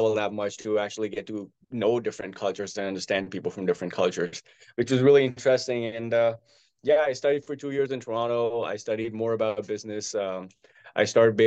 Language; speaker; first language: English; non-native, local second language; Hindi